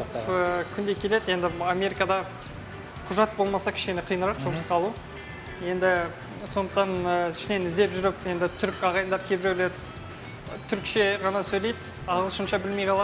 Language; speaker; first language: Kazakh; native; Kazakh